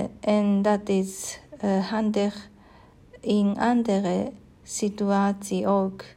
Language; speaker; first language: Dutch; non-native, learner; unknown